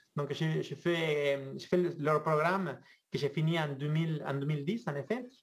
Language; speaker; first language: French; non-native, fluent; Spanish